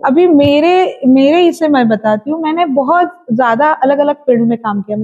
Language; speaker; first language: Hindi; non-native, local second language; Marathi